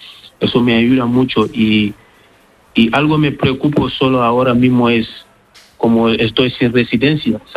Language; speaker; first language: Spanish; non-native, learner; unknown